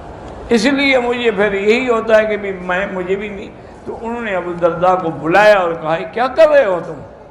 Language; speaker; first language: Urdu; native; Urdu